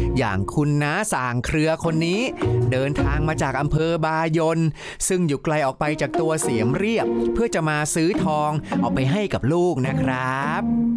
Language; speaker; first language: Thai; native; Thai